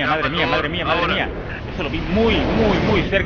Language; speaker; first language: Spanish; native; Spanish